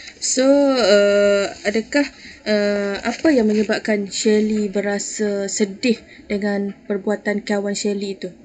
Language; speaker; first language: Malay; native; Malay